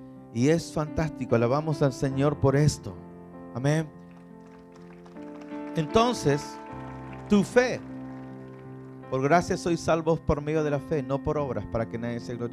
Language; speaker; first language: Spanish; native; Spanish